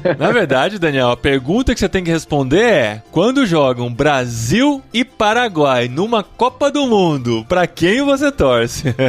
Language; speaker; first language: Portuguese; native; Portuguese